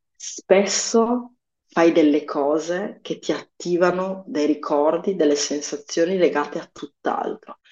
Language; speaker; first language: Italian; early bilingual, other home language; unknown